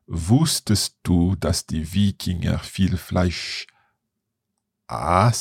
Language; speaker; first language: German; non-native, learner; English